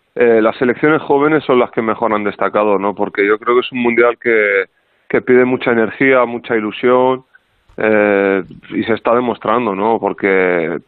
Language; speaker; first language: Spanish; non-native, fluent; Arabic